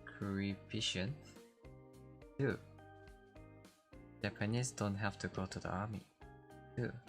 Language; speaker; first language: English; non-native, learner; Korean